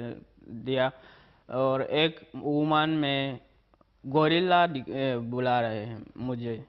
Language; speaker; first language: Hindi; native; Hindi